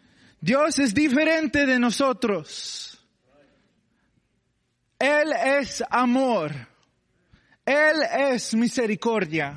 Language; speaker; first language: Spanish; non-native, learner; English